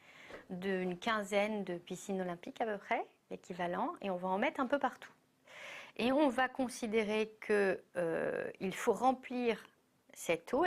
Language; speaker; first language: French; native; French